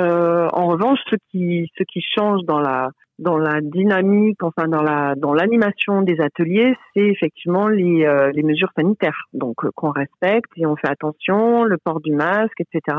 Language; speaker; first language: French; native; French